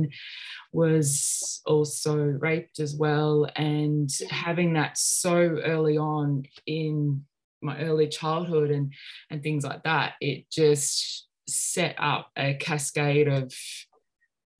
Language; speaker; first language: English; native; English